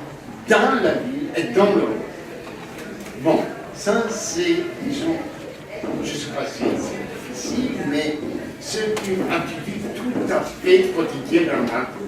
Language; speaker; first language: French; non-native, fluent; Greek